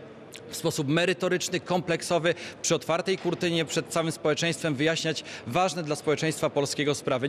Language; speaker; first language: Polish; native; Polish